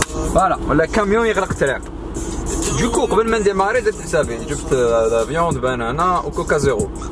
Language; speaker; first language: French; non-native, local second language; Arabic